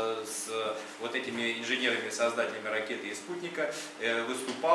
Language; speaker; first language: Russian; native; Russian